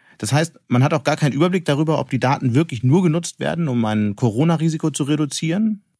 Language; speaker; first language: German; native; German